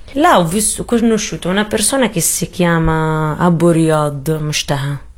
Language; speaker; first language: Italian; non-native, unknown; Arabic